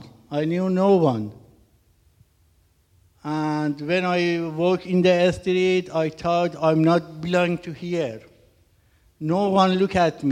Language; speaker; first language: English; non-native, learner; Persian